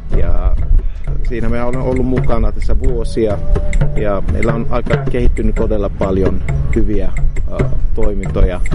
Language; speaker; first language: Finnish; non-native, fluent; Arabic